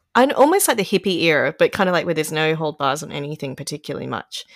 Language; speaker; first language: English; native; English